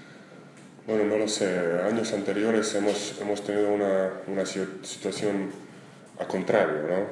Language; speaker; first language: Spanish; non-native, fluent; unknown